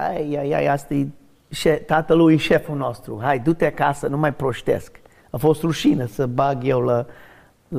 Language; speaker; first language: Romanian; non-native, learner; English